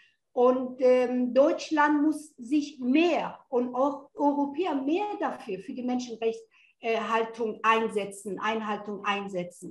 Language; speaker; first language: German; non-native, fluent; Persian